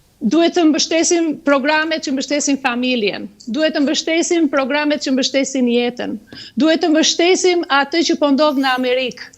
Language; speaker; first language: Albanian; native; Albanian